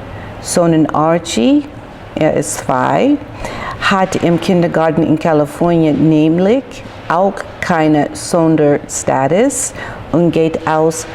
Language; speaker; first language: German; non-native, learner; English